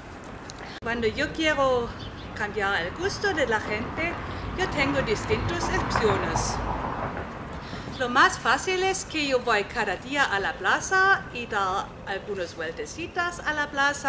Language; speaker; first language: Spanish; non-native, fluent; German